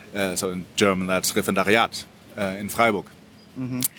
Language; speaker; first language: English; non-native, fluent; German